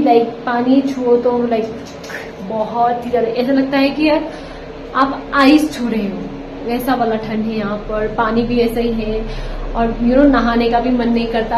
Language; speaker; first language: Hindi; non-native, local second language; Nepali